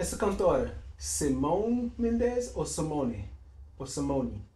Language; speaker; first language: Portuguese; non-native, learner; English